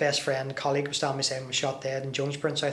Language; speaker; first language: English; native; English